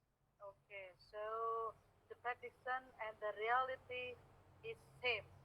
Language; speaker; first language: English; non-native, fluent; Indonesian